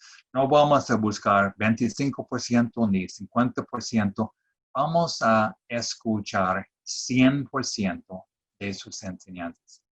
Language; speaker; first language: Spanish; non-native, fluent; English